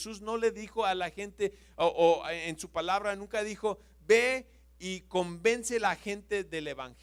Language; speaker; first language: Spanish; non-native, fluent; English